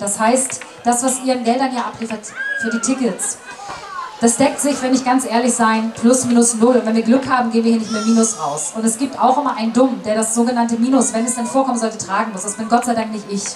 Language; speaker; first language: German; native; German